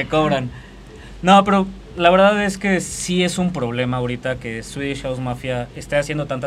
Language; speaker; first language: Spanish; native; Spanish